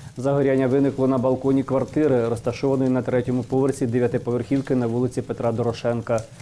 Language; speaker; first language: Ukrainian; native; Ukrainian